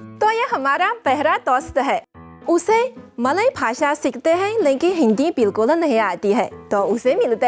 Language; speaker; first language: Hindi; non-native, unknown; Chinese